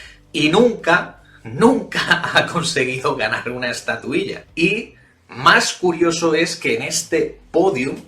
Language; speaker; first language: Spanish; native; Spanish